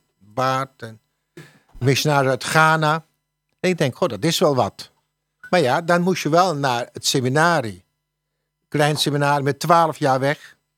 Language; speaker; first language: Dutch; native; Dutch